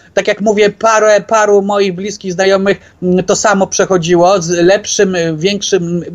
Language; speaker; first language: Polish; native; Polish